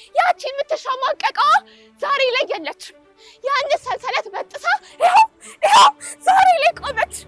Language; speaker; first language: Amharic; native; Amharic